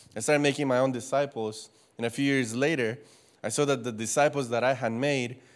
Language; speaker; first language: English; non-native, fluent; Spanish